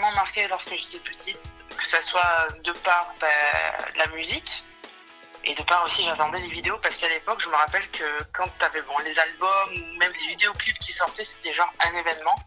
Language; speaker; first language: French; native; French